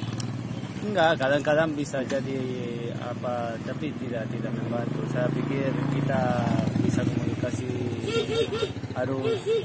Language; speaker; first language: Indonesian; non-native, learner; Spanish